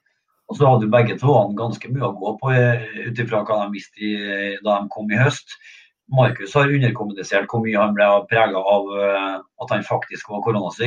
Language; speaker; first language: Norwegian; native; Norwegian